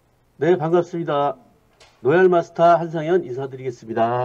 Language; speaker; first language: Korean; native; Korean